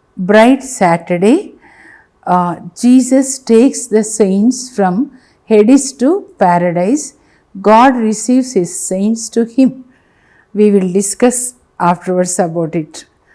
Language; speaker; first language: English; non-native, local second language; Telugu